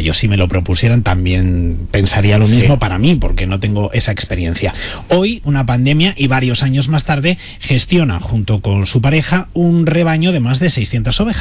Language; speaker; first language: Spanish; native; Spanish